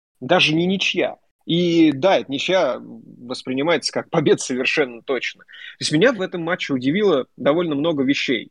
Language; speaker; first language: Russian; native; Russian